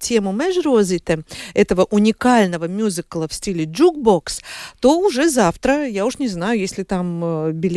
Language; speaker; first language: Russian; native; Russian